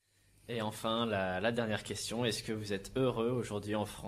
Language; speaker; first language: French; native; French